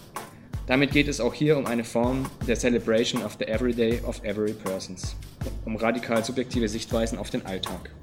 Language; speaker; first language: German; native; German